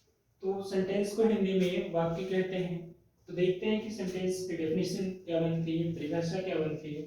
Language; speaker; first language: Hindi; native; Hindi